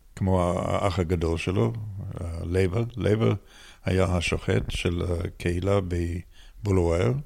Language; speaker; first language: Hebrew; non-native, fluent; English